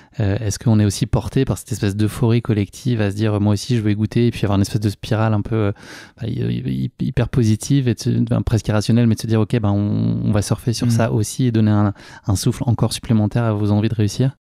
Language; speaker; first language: French; native; French